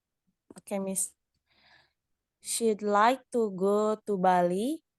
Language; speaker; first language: English; non-native, learner; Indonesian